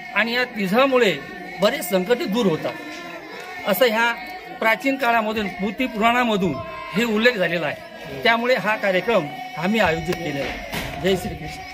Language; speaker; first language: Marathi; non-native, local second language; Lambadi